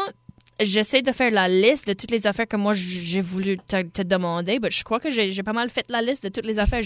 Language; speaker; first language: French; native; French